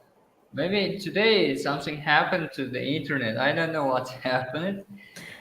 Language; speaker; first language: English; non-native, fluent; Uzbek